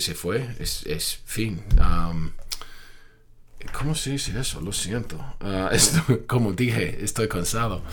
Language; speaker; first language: Spanish; non-native, fluent; English